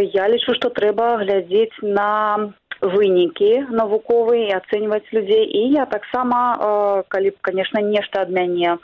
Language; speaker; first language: Belarusian; non-native, local second language; Russian